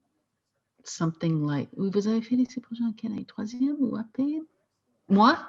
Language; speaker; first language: French; non-native, fluent; English